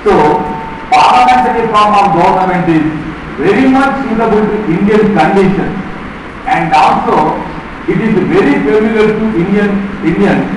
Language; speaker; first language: English; non-native, local second language; Telugu